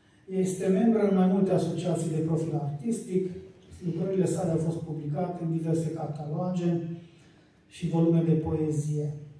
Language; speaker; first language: Romanian; non-native, local second language; Hungarian